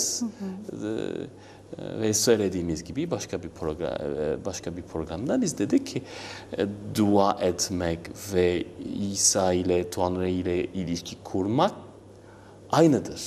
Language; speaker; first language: Turkish; non-native, learner; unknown